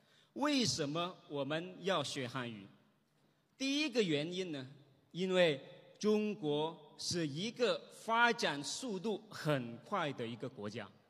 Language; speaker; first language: Chinese; non-native, fluent; Indonesian